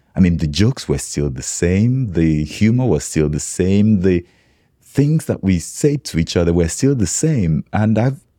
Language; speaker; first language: English; non-native, local second language; Igbo